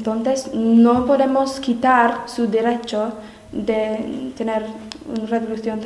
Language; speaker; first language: Spanish; non-native, learner; English